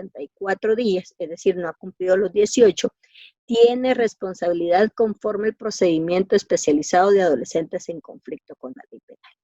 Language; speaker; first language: Spanish; native; Spanish